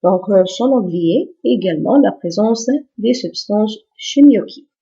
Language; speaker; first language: French; non-native, local second language; Arabic